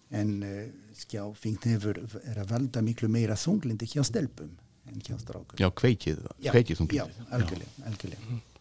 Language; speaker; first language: Icelandic; non-native, fluent; French